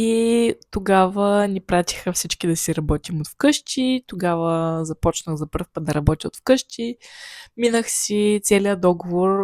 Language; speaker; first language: Bulgarian; native; Bulgarian